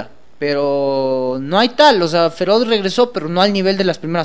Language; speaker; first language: Spanish; native; Spanish